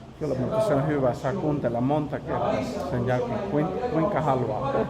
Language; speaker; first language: Finnish; non-native, fluent; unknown